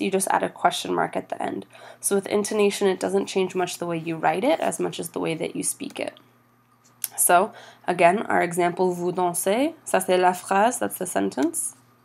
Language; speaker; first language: English; native; English